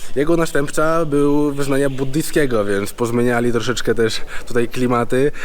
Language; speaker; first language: Polish; native; Polish